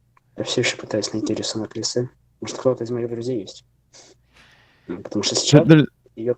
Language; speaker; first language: Russian; native; Russian